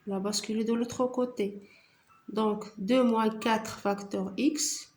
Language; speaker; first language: French; non-native, local second language; Arabic